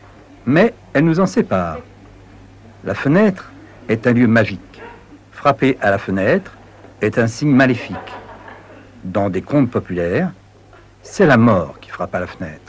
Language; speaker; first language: French; native; French